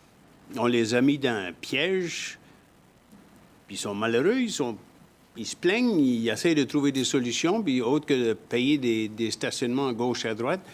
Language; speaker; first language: French; native; French